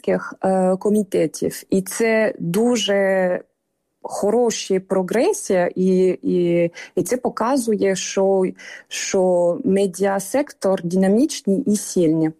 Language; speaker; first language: Ukrainian; non-native, fluent; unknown